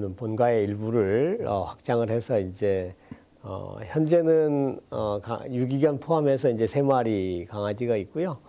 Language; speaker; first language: Korean; native; Korean